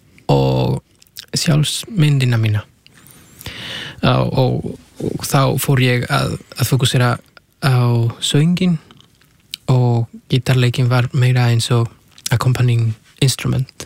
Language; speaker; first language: Icelandic; non-native, fluent; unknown